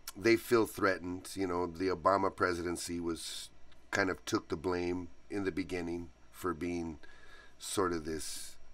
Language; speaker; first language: English; early bilingual, other home language; Spanish